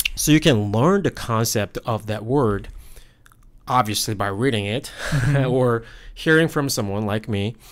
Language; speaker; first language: English; non-native, fluent; Korean